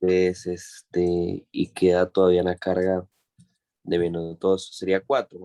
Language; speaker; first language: Spanish; native; Spanish